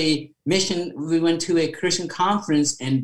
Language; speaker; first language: English; non-native, fluent; Khmer